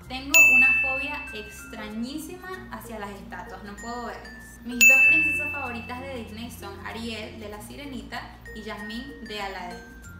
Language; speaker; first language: Spanish; native; Spanish